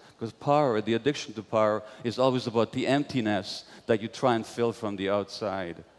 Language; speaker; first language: English; non-native, fluent; Hungarian